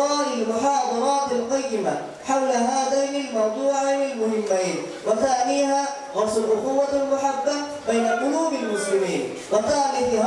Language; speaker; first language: Arabic; non-native, learner; Bangla